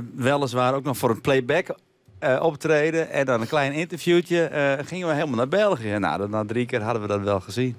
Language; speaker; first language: Dutch; non-native, local second language; Western Frisian